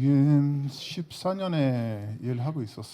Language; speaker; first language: Korean; non-native, learner; English